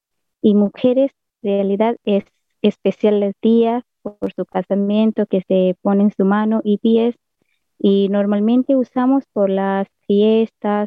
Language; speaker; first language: Spanish; non-native, learner; Hindi